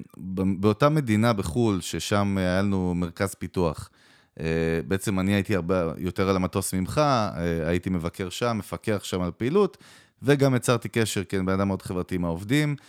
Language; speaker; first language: Hebrew; native; Hebrew